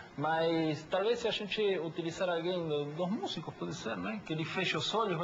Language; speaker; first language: Portuguese; non-native, fluent; Spanish